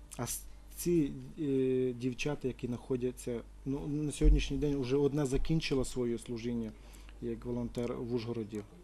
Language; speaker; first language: Ukrainian; non-native, local second language; Romany